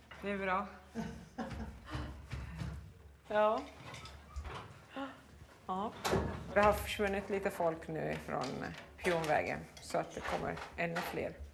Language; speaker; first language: Swedish; non-native, fluent; Arabic